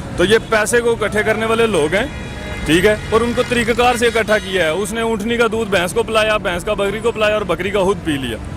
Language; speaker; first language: Urdu; non-native, local second language; Pahari-Potwari